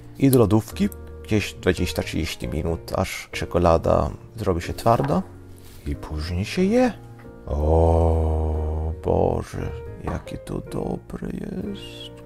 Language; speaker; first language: Polish; non-native, fluent; Swedish